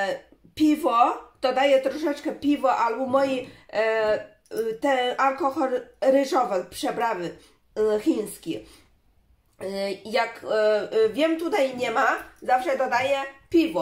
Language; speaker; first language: Polish; non-native, learner; Chinese